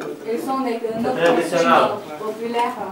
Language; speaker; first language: French; non-native, fluent; Romanian